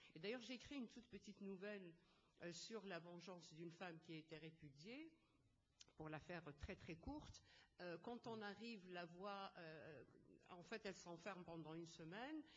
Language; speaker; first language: French; non-native, local second language; Arabic